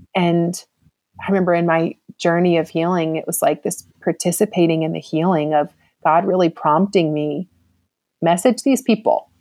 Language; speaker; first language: English; native; English